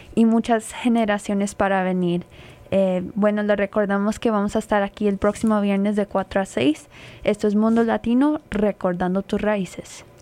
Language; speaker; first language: Spanish; early bilingual, other home language; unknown